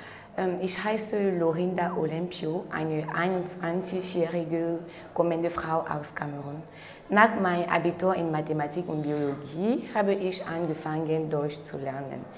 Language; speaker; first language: German; non-native, learner; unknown